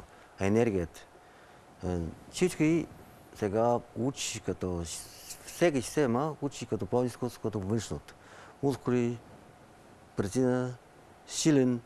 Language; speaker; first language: Bulgarian; non-native, learner; Chinese